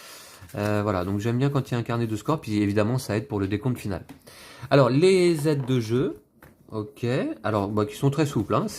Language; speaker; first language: French; native; French